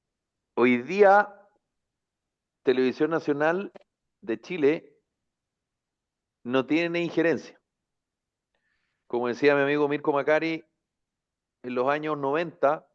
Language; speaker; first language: Spanish; native; Spanish